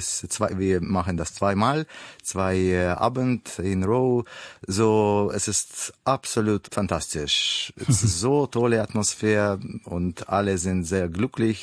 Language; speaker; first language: German; non-native, learner; Russian